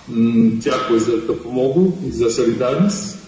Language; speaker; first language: Ukrainian; non-native, fluent; Georgian